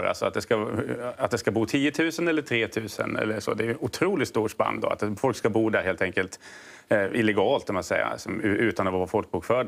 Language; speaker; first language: Swedish; native; Swedish